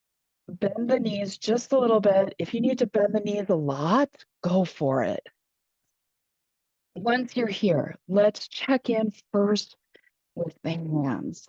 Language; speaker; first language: English; native; English